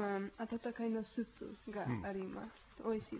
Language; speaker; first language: Japanese; non-native, learner; Spanish